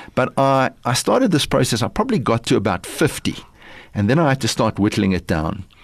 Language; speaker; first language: English; early bilingual, other home language; Lithuanian